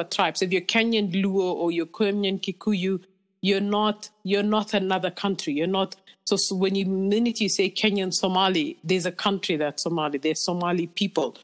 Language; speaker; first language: English; non-native, local second language; Somali